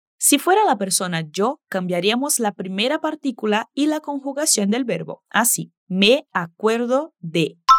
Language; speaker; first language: Spanish; non-native, fluent; Portuguese